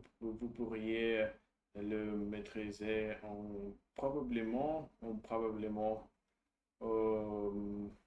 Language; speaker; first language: French; non-native, learner; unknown